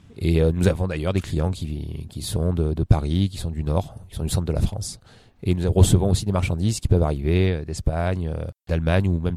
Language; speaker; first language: French; native; French